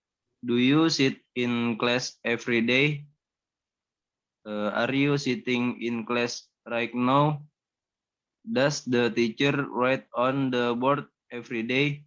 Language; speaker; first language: English; non-native, learner; Indonesian